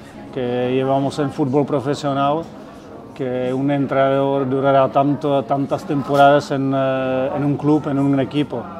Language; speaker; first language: Spanish; non-native, fluent; Czech